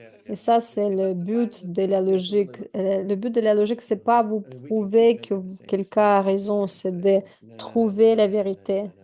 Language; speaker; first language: French; non-native, fluent; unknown